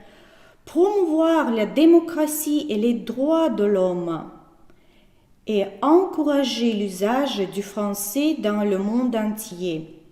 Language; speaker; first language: French; non-native, fluent; Russian